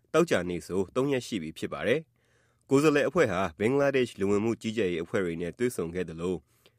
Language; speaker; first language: Burmese; native; Burmese